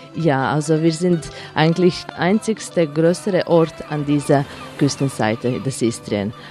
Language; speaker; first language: German; non-native, fluent; Croatian